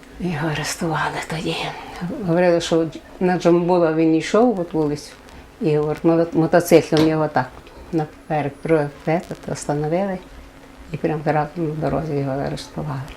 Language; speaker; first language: Ukrainian; native; Ukrainian